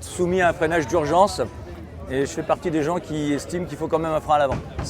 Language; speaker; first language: French; native; French